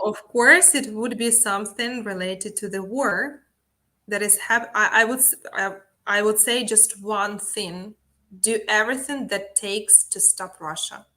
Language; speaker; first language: English; non-native, fluent; Ukrainian